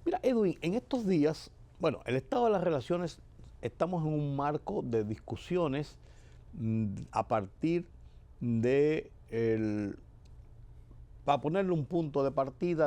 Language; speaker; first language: Spanish; native; Spanish